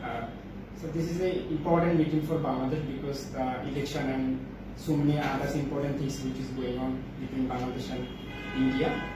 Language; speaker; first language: English; non-native, local second language; Bangla